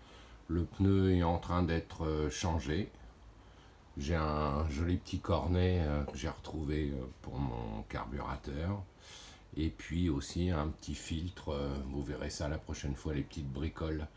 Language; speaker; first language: French; native; French